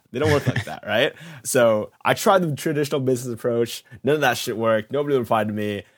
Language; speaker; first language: English; native; English